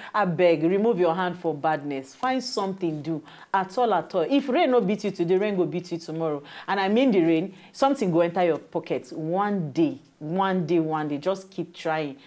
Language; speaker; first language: Nigerian Pidgin; native; Nigerian Pidgin